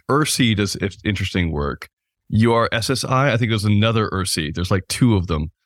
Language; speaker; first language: English; native; English